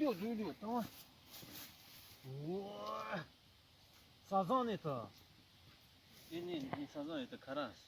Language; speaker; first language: Russian; non-native, learner; Tajik